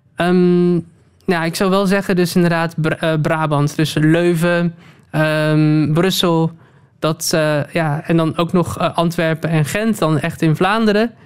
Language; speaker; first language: Dutch; native; Dutch